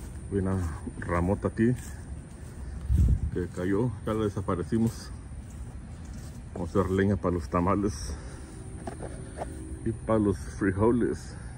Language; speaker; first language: Spanish; native; Spanish